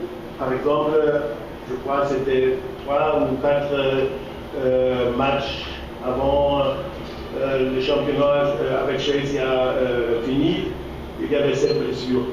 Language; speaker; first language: French; non-native, fluent; German